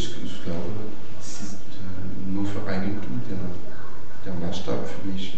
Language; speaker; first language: German; non-native, fluent; French